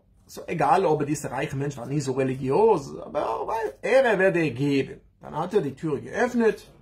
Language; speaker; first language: German; non-native, learner; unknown